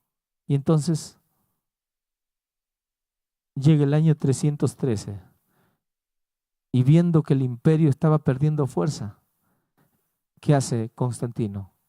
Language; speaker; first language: Spanish; native; Spanish